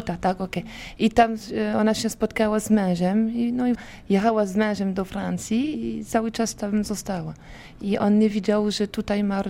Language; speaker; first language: Polish; non-native, learner; French